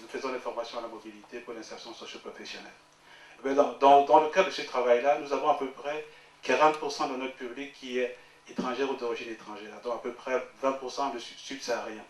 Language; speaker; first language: French; native; French